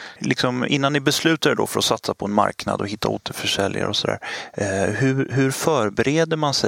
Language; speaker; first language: Swedish; native; Swedish